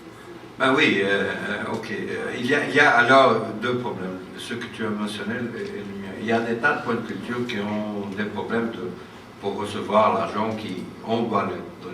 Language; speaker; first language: French; non-native, fluent; Portuguese